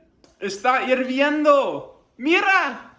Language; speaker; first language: Spanish; non-native, learner; English